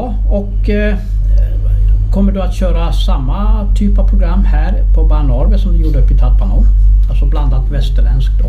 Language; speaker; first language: Swedish; native; Swedish